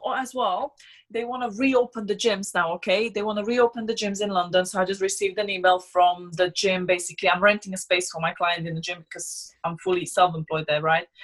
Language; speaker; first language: English; non-native, fluent; Slovak